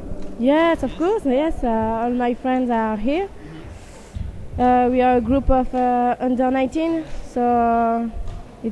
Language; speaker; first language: English; non-native, learner; French